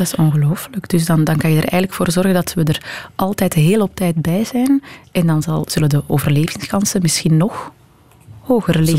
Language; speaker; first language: Dutch; native; Dutch